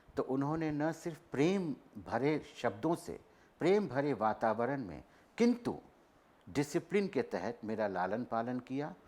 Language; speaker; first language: Hindi; non-native, local second language; Telugu